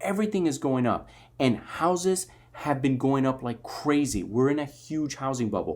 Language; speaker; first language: English; native; English